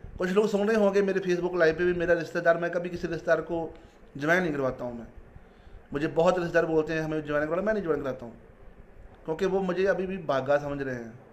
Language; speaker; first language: Hindi; non-native, local second language; Punjabi